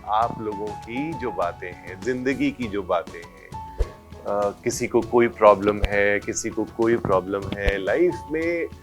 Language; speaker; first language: Hindi; native; Hindi